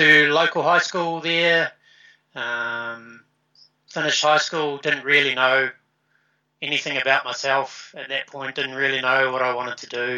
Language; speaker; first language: English; native; English